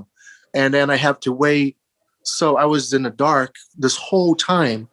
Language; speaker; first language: English; early bilingual, other home language; Portuguese